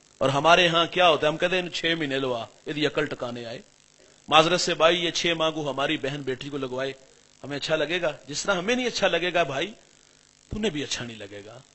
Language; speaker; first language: Urdu; non-native, local second language; Punjabi